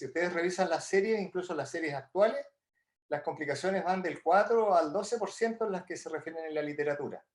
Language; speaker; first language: Spanish; native; Spanish